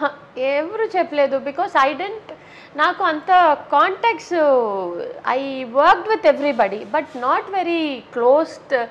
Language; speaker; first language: Telugu; non-native, learner; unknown